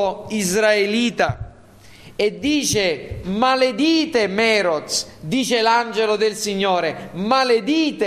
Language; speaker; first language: Italian; native; Italian